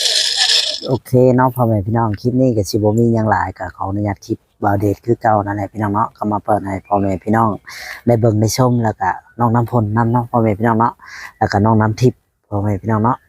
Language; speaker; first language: Thai; non-native, local second language; Lao